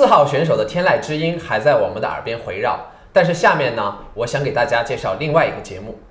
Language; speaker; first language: Chinese; native; Chinese